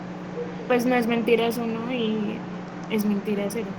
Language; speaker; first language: Spanish; native; Spanish